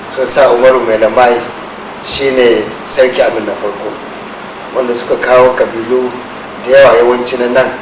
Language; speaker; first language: Hausa; non-native, local second language; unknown